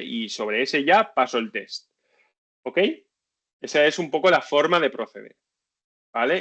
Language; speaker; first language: Spanish; native; Spanish